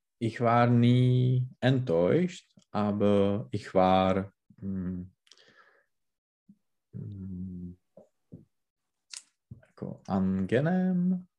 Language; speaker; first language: German; non-native, learner; Czech